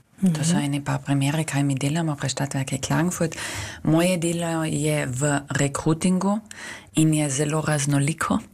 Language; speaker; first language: Slovenian; native; Slovenian